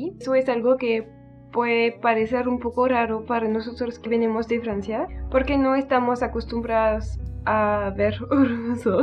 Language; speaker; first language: Spanish; non-native, learner; French